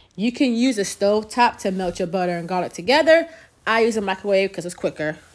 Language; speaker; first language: English; native; English